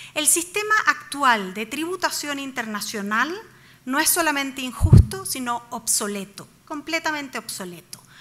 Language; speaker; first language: Spanish; native; Spanish